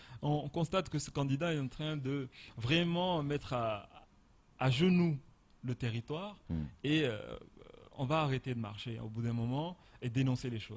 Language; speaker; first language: French; non-native, local second language; Comorian